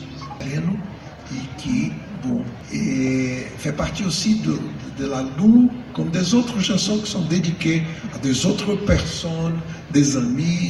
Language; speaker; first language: French; non-native, learner; Portuguese